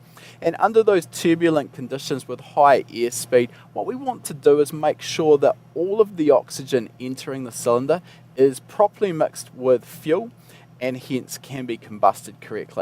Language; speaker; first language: English; native; English